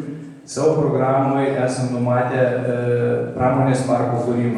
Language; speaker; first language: Lithuanian; native; Lithuanian